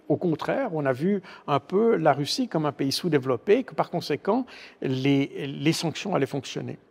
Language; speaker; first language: French; native; French